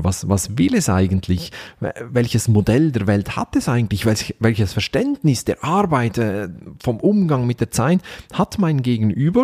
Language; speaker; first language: German; native; German